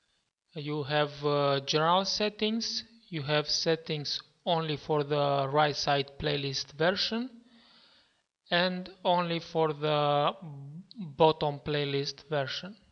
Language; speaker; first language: English; non-native, fluent; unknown